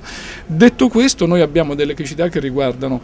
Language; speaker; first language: Italian; native; Italian